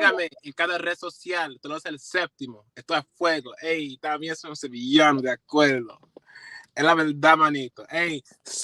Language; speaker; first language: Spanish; non-native, learner; English